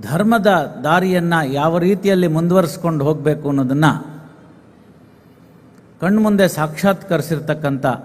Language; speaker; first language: Kannada; native; Kannada